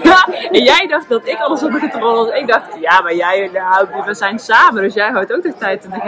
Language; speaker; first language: Dutch; native; Dutch